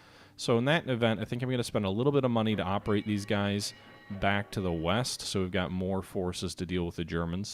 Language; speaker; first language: English; native; English